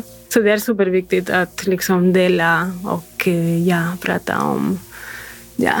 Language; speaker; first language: Swedish; non-native, fluent; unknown